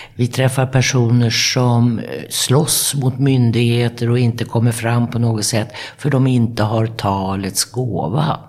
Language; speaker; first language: Swedish; native; Swedish